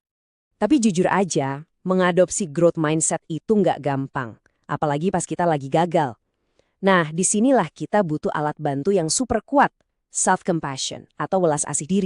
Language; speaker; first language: Indonesian; native; Indonesian